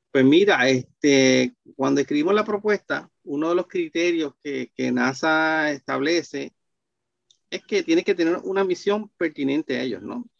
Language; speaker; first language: Spanish; native; Spanish